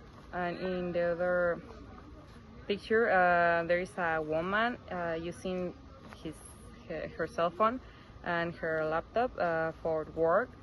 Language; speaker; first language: English; non-native, fluent; Spanish